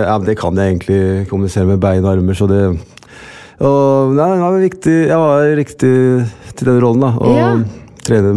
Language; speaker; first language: Norwegian; non-native, fluent; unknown